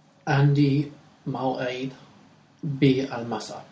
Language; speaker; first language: Arabic; non-native, learner; English